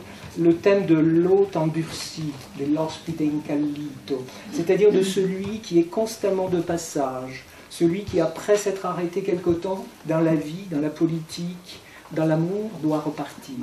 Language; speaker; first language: French; native; French